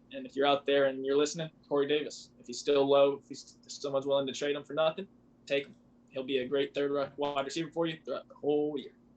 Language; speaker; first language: English; native; English